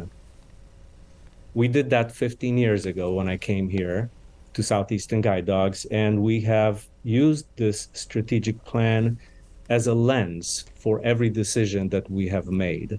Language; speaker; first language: English; non-native, fluent; Romanian